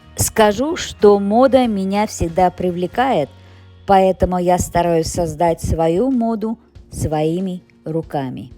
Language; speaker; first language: Russian; non-native, local second language; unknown